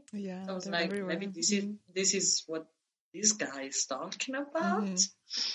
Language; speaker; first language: English; non-native, fluent; Italian